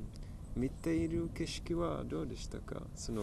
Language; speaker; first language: Japanese; non-native, learner; Czech